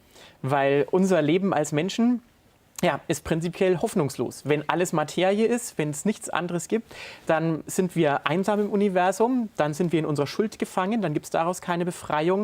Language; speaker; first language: German; native; German